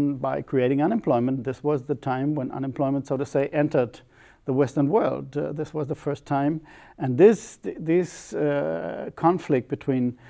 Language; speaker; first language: English; non-native, fluent; German